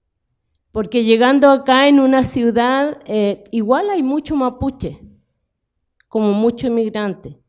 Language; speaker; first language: Spanish; non-native, local second language; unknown